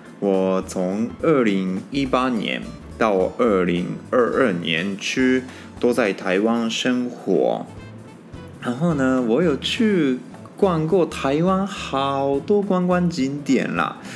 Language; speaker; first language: Chinese; non-native, fluent; Japanese